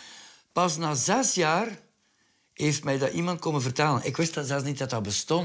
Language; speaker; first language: Dutch; native; Dutch